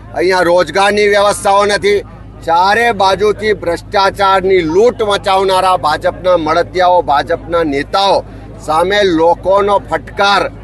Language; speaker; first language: Gujarati; native; Gujarati